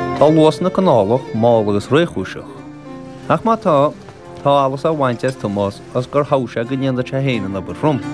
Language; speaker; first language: Irish; native; Irish